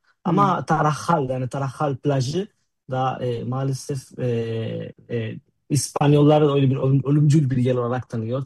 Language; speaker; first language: Turkish; non-native, fluent; Spanish